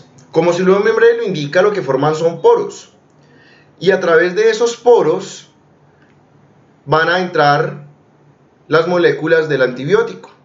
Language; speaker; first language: Spanish; native; Spanish